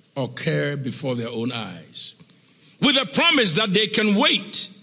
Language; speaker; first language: English; non-native, local second language; Akan